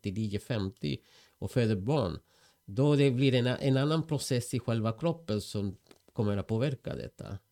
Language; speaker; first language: Swedish; non-native, fluent; Spanish